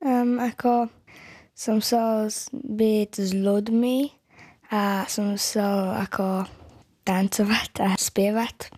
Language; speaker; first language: Slovak; early bilingual, heritage; Slovak